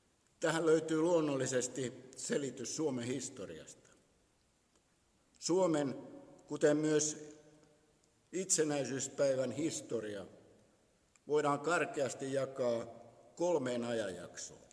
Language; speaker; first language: Finnish; native; Finnish